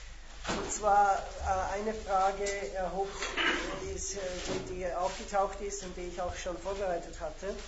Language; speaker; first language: German; native; German